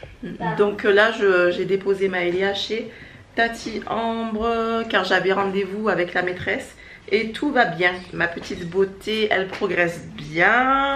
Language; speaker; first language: French; native; French